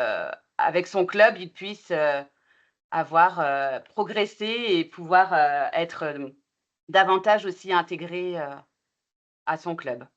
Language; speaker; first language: French; native; French